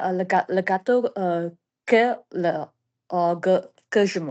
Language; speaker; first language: French; non-native, learner; English